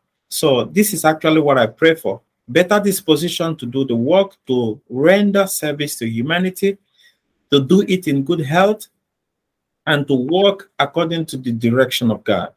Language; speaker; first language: English; non-native, local second language; Igbo